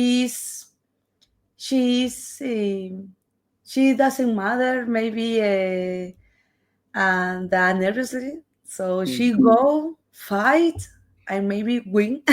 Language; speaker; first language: English; non-native, learner; Spanish